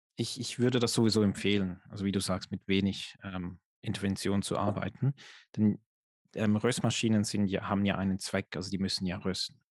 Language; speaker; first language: German; native; German